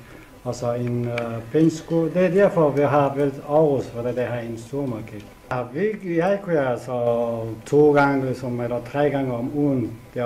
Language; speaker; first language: Danish; non-native, learner; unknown